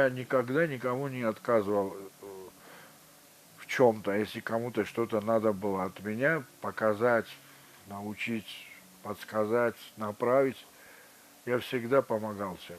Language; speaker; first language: Russian; non-native, local second language; Georgian